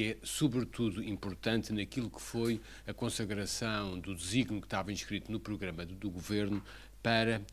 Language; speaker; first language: Portuguese; native; Portuguese